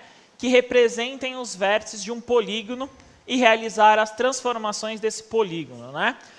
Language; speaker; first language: Portuguese; native; Portuguese